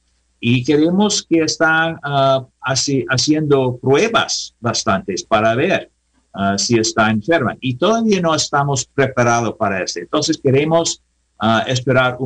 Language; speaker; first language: Spanish; non-native, learner; English